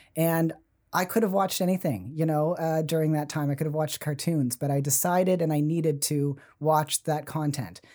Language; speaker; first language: English; native; English